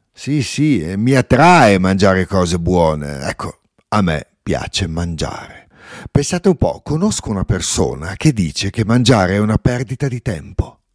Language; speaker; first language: Italian; non-native, local second language; Ladin